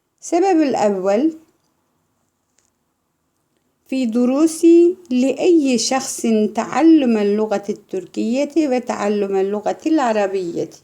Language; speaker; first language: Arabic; non-native, fluent; Turkish